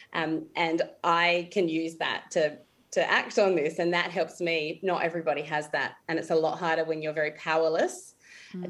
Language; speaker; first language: English; native; English